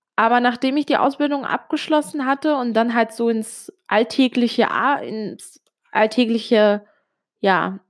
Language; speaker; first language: German; early bilingual, other home language; Italian